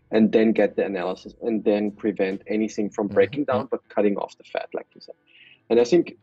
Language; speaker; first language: English; non-native, fluent; German